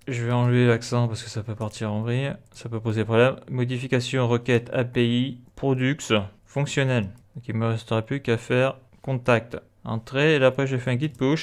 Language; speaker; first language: French; native; French